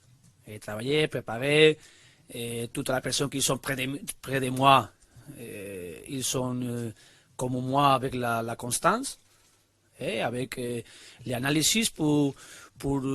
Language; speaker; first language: French; non-native, learner; Spanish